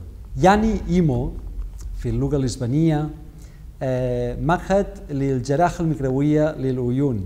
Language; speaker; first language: Arabic; non-native, learner; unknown